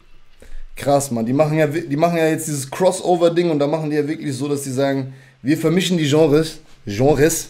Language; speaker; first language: German; native; German